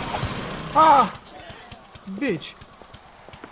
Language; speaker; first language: English; non-native, learner; Portuguese